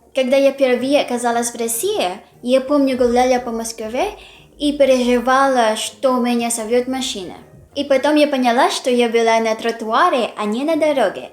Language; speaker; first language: Russian; non-native, fluent; Filipino